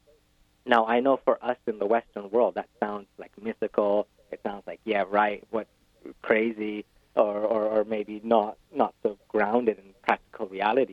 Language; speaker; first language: English; native; English